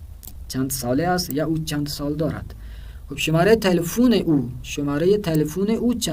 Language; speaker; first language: Persian; non-native, fluent; Urdu